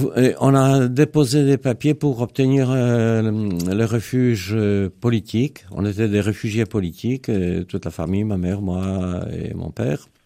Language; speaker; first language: French; non-native, fluent; Polish